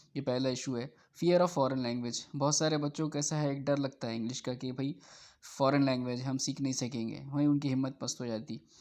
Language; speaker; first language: Urdu; native; Urdu